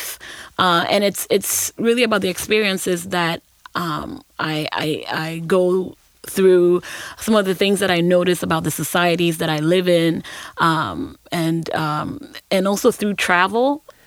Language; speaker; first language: English; non-native, local second language; Akan